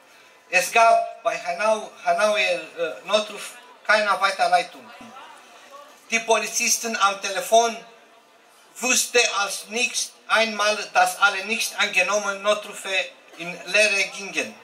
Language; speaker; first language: German; non-native, learner; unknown